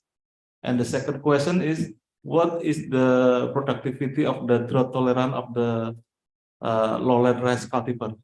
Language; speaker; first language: English; non-native, fluent; Indonesian